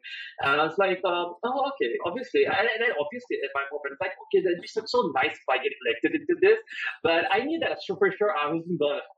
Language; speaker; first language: English; non-native, local second language; Hindi